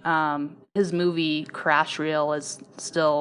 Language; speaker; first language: English; native; English